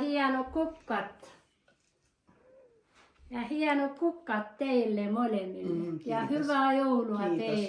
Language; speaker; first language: Finnish; non-native, learner; Persian